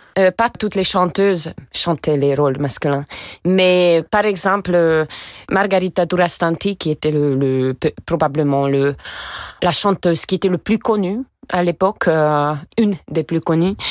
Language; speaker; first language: French; non-native, fluent; Hungarian